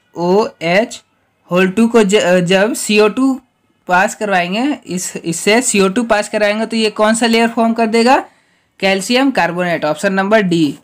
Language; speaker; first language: Hindi; native; Hindi